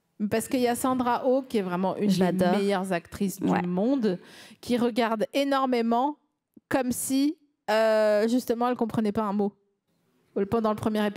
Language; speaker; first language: French; native; French